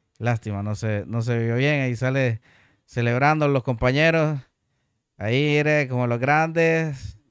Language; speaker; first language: Spanish; native; Spanish